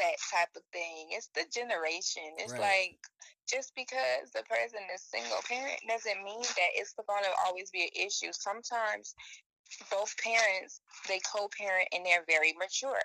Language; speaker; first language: English; native; English